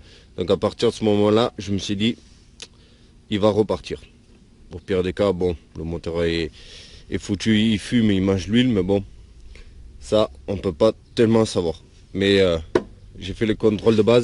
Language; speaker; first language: French; native; French